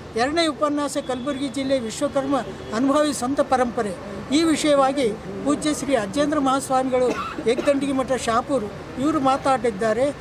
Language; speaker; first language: Kannada; native; Kannada